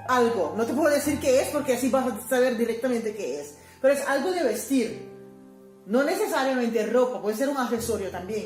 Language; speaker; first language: Spanish; non-native, fluent; Papiamento